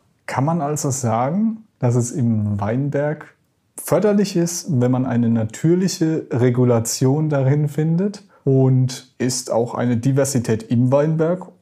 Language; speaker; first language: German; native; German